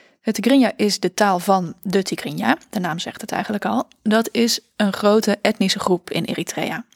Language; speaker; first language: Dutch; native; Dutch